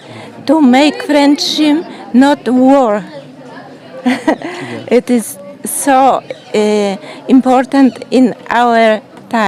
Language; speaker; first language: English; non-native, learner; Polish